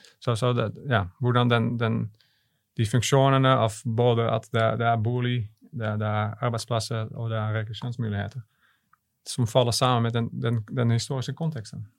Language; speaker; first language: Norwegian; non-native, fluent; Dutch